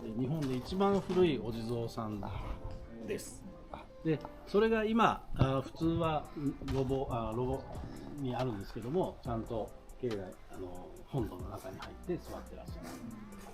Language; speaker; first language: Japanese; native; Japanese